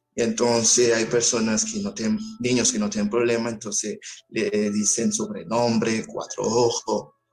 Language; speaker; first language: Spanish; early bilingual, other home language; Haitian Creole